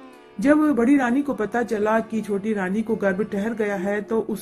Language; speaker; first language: Hindi; native; Hindi